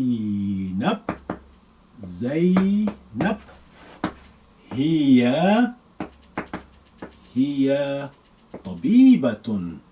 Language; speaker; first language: Arabic; non-native, fluent; English